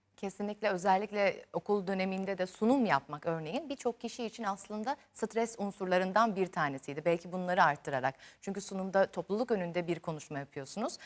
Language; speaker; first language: Turkish; native; Turkish